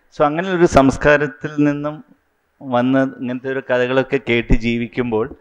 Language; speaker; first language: Malayalam; non-native, local second language; Tamil